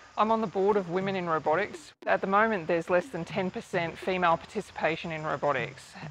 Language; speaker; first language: English; native; English